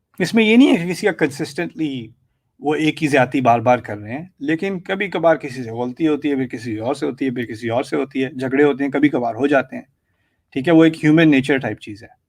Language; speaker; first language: Urdu; early bilingual, heritage; Urdu